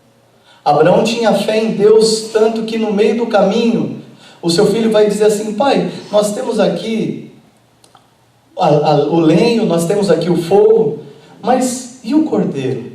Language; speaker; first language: Portuguese; native; Portuguese